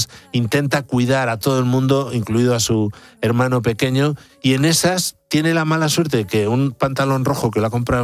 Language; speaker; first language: Spanish; native; Spanish